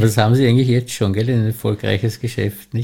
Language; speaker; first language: German; native; German